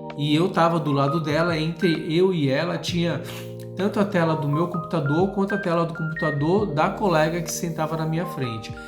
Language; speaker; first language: Portuguese; native; Portuguese